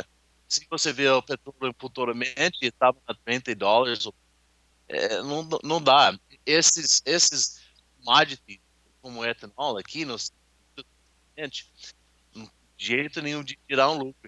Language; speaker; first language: Portuguese; non-native, learner; English